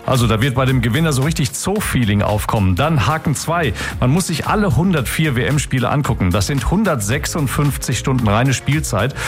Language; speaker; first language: German; native; German